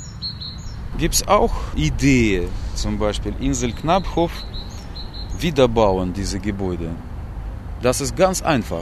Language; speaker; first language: German; non-native, learner; Russian